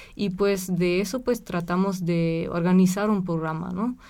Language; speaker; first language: Spanish; non-native, fluent; German